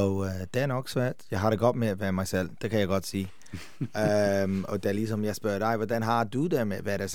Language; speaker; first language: Danish; non-native, fluent; English